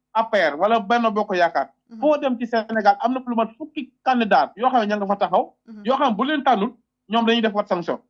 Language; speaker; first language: Wolof; native; Wolof